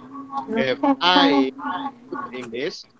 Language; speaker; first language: English; non-native, learner; Indonesian